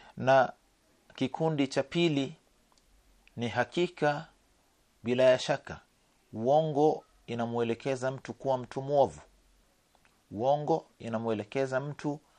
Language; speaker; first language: Swahili; native; Swahili